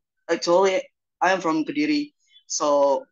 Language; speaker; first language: English; non-native, learner; Indonesian